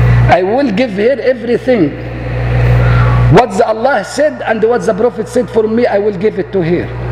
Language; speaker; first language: English; non-native, learner; Arabic